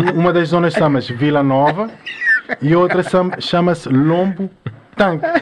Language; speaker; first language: Portuguese; non-native, local second language; Kabuverdianu